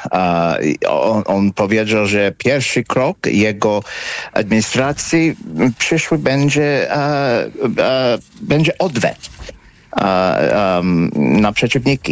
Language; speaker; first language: Polish; non-native, fluent; English